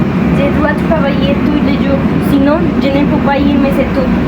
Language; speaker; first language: French; non-native, learner; Spanish